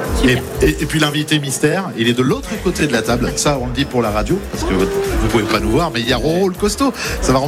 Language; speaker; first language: French; native; French